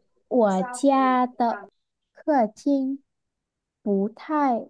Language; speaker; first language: Chinese; non-native, learner; Vietnamese